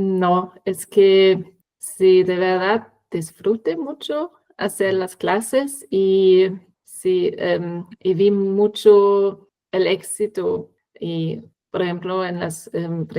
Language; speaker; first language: Spanish; non-native, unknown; German